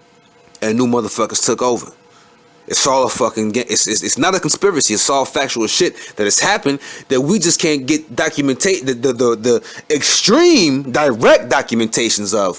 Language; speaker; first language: English; native; English